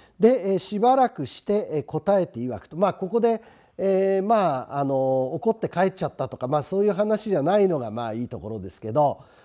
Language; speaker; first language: Japanese; native; Japanese